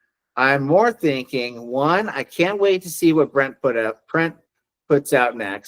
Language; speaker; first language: English; native; English